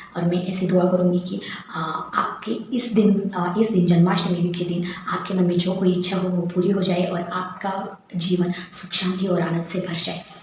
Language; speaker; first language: Hindi; non-native, local second language; Marathi